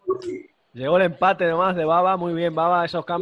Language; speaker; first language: Spanish; native; Spanish